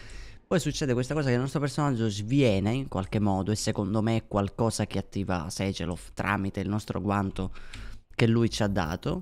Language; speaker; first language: Italian; native; Italian